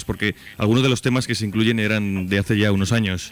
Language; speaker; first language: Spanish; native; Spanish